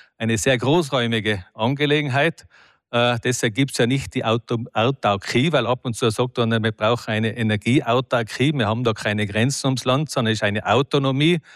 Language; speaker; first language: German; native; German